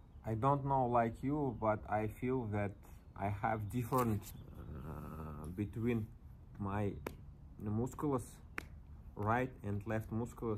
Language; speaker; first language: English; non-native, learner; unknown